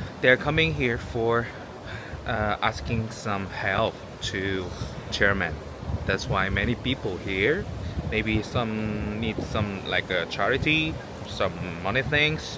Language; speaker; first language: English; non-native, learner; Korean